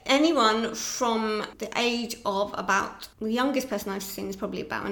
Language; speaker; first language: English; native; English